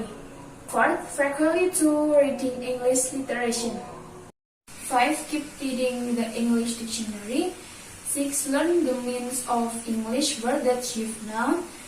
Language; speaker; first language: English; non-native, learner; Indonesian